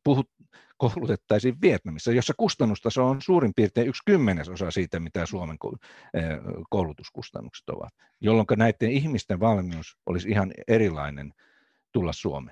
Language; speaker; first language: Finnish; native; Finnish